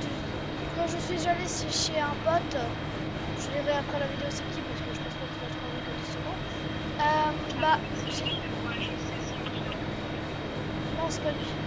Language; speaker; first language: French; native; French